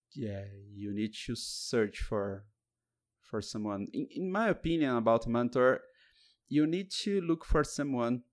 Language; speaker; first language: English; non-native, fluent; Portuguese